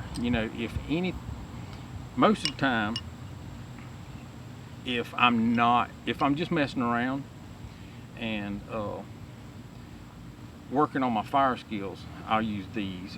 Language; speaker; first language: English; native; English